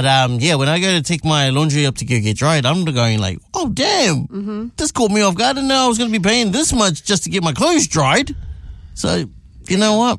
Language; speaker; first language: English; native; English